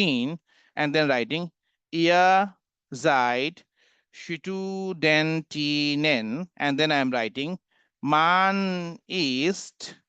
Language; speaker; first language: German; non-native, fluent; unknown